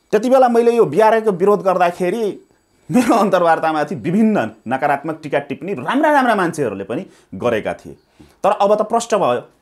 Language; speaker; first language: Nepali; non-native, local second language; Maithili